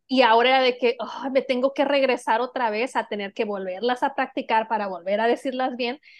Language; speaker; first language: Spanish; native; Spanish